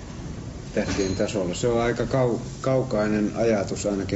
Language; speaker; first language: Finnish; native; Finnish